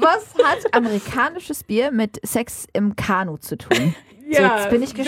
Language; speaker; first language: German; native; German